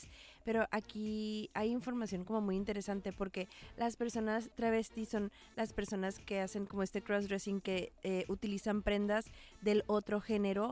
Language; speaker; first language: Spanish; native; Spanish